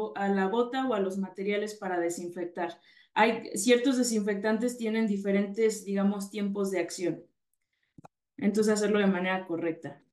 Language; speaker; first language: Spanish; native; Spanish